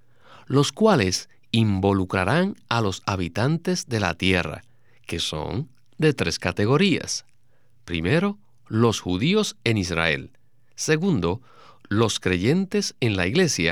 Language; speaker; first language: Spanish; native; Spanish